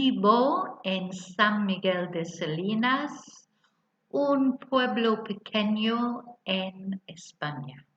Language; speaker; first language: Spanish; non-native, fluent; English